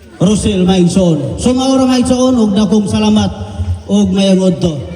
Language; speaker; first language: Cebuano; non-native, local second language; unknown